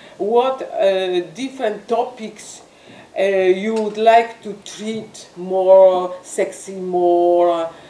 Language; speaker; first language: English; non-native, fluent; French